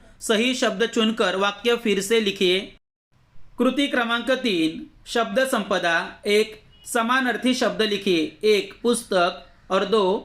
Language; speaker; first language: Hindi; non-native, local second language; Marathi